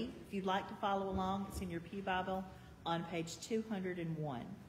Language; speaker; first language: English; native; English